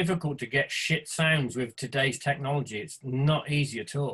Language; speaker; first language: English; native; English